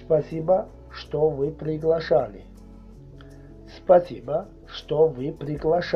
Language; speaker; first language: Russian; non-native, learner; Tajik